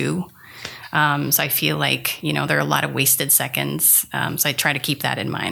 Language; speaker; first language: English; non-native, local second language; Filipino